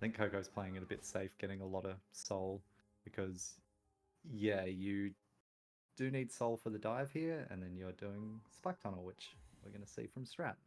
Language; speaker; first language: English; native; English